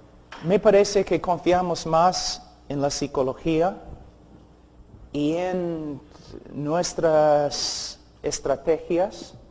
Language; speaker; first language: Spanish; non-native, fluent; English